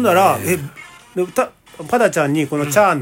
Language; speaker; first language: Japanese; native; Japanese